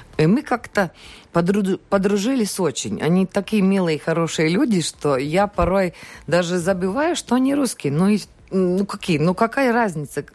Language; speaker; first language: Russian; non-native, local second language; Latvian